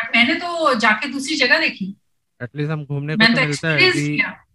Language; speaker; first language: Hindi; native; Hindi